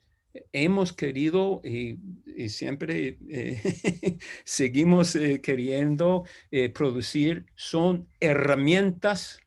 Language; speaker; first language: Spanish; non-native, fluent; English